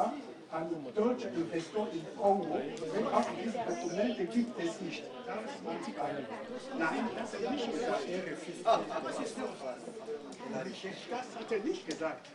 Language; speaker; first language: German; non-native, fluent; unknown